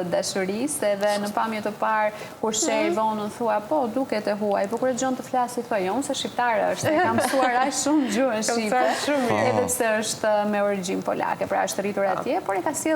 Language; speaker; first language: Albanian; native; Albanian